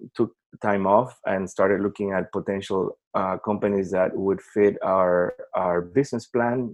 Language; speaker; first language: English; non-native, fluent; Spanish